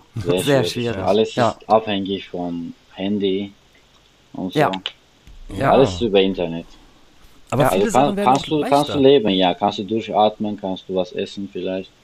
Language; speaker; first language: German; non-native, fluent; Turkish